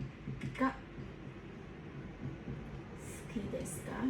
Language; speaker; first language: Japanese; non-native, fluent; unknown